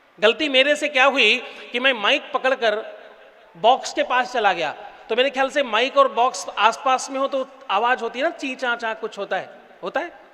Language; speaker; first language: Hindi; native; Hindi